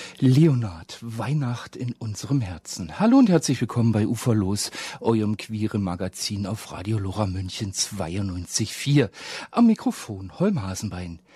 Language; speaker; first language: German; native; German